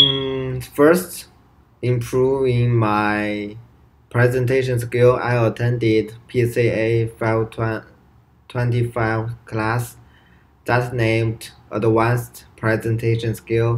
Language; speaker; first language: English; non-native, learner; Chinese